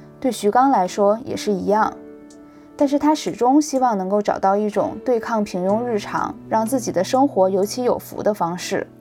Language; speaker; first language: Chinese; native; Chinese